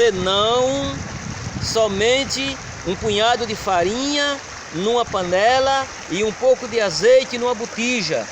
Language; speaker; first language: Portuguese; native; Portuguese